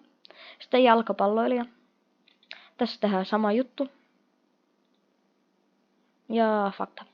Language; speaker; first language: Finnish; non-native, fluent; Russian